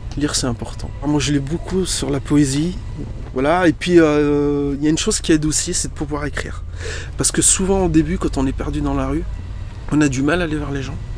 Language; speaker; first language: French; early bilingual, other home language; Arabic